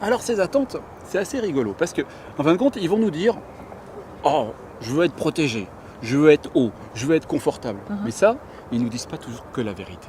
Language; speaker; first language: French; native; French